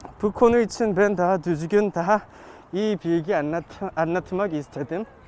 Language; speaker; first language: Turkish; non-native, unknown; Korean